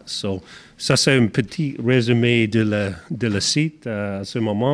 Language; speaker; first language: French; non-native, learner; English